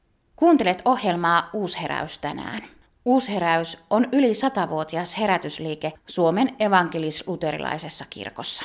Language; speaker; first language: Finnish; native; Finnish